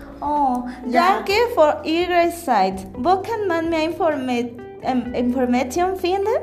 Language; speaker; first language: German; non-native, learner; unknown